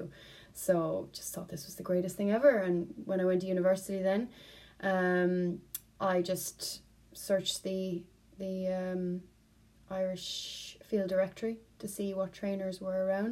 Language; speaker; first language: English; native; English